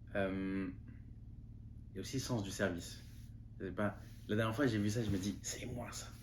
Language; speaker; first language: French; non-native, local second language; Malagasy